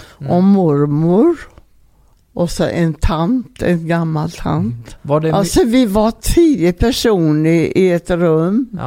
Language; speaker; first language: Swedish; non-native, fluent; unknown